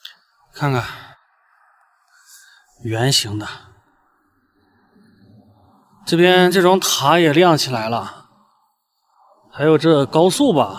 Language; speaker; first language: Chinese; native; Chinese